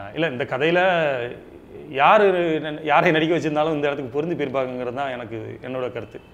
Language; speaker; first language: Tamil; native; Tamil